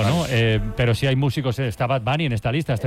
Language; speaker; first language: Spanish; native; Spanish